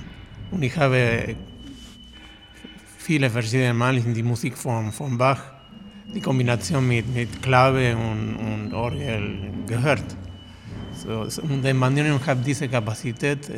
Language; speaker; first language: German; non-native, learner; Spanish